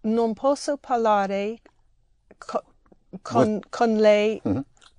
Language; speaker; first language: Italian; non-native, learner; English